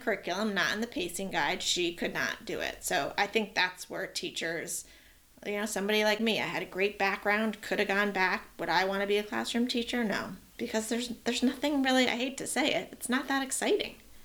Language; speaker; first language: English; native; English